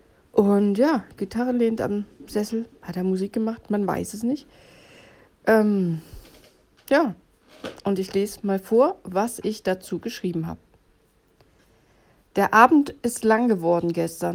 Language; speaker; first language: German; native; German